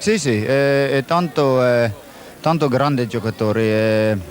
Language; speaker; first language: Italian; non-native, learner; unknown